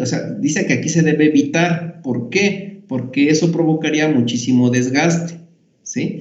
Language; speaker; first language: Spanish; native; Spanish